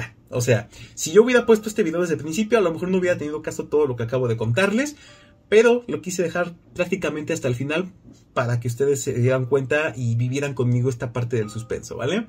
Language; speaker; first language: Spanish; native; Spanish